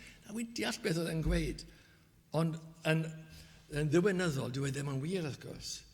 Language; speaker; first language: Welsh; native; Welsh